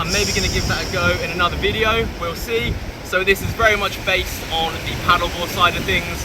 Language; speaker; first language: English; native; English